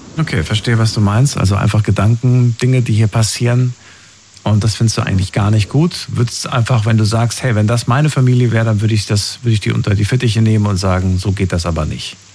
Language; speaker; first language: German; native; German